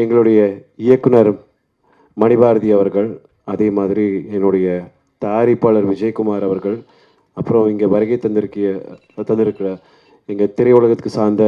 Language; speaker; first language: Tamil; native; Tamil